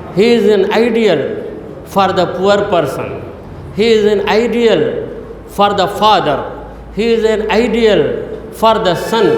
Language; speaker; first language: English; non-native, local second language; Urdu